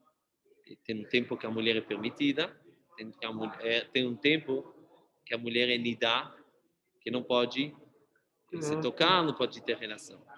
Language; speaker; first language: Portuguese; non-native, fluent; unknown